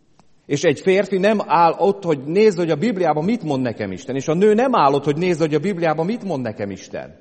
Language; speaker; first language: Hungarian; native; Hungarian